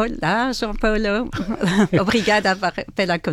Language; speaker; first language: Portuguese; non-native, learner; French